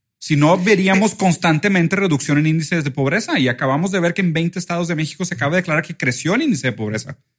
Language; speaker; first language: Spanish; early bilingual, other home language; Portuguese